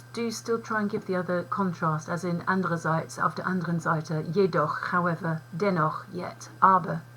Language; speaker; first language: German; non-native, fluent; English